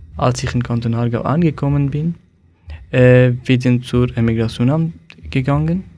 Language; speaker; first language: German; non-native, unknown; Persian